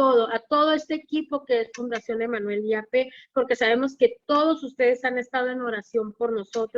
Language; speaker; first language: Spanish; native; Spanish